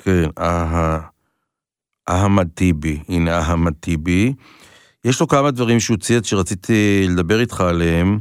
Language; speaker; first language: Hebrew; native; Hebrew